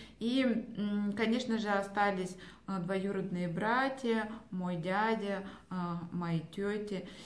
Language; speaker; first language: Russian; native; Russian